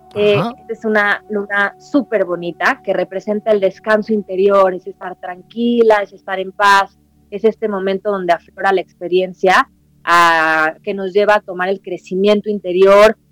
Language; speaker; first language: Spanish; native; Spanish